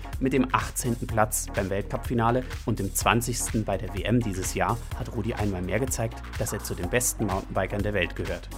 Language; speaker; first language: German; native; German